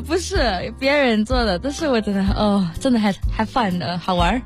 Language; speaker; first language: Chinese; non-native, fluent; Malay